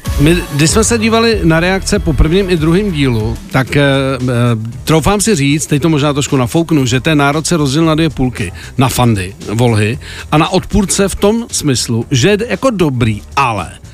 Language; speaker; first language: Czech; native; Czech